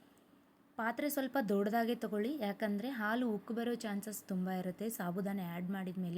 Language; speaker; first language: Kannada; native; Kannada